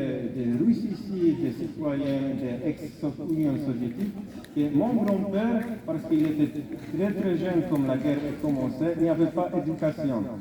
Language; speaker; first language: French; non-native, fluent; Polish